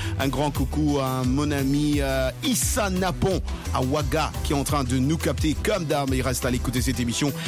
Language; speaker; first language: French; non-native, local second language; Lingala